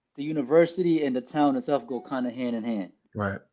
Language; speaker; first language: English; early bilingual, other home language; Filipino